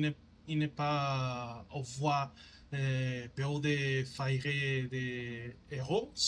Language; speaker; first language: French; non-native, learner; Spanish